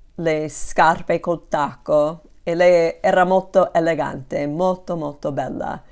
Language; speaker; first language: Italian; non-native, fluent; English